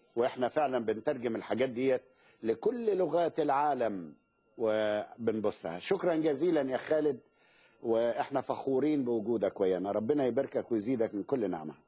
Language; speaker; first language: Arabic; native; Arabic